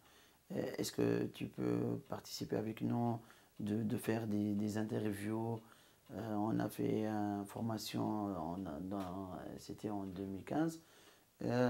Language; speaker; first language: French; non-native, local second language; Arabic